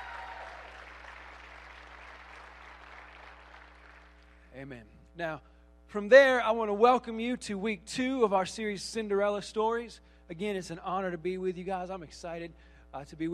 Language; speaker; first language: English; native; English